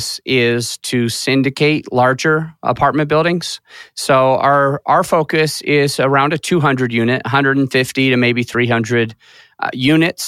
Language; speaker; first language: English; native; English